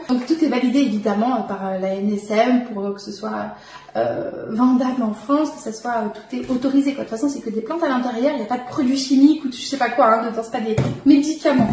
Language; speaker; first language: French; native; French